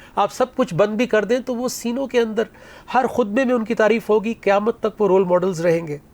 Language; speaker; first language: Urdu; native; Urdu